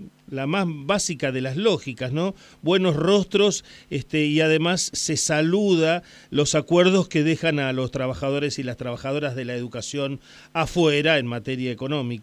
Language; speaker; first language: Spanish; native; Spanish